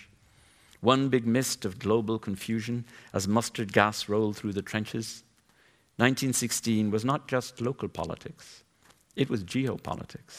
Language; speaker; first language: English; native; English